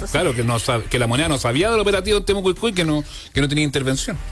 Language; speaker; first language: Spanish; native; Spanish